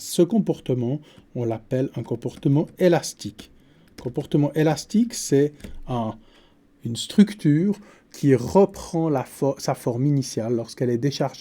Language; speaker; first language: French; native; French